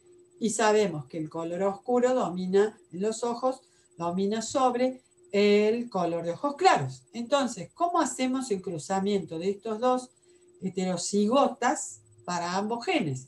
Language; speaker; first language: Spanish; native; Spanish